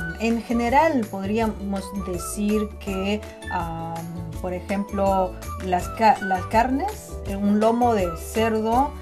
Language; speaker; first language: Spanish; non-native, fluent; Chinese